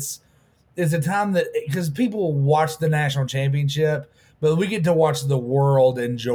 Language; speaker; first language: English; native; English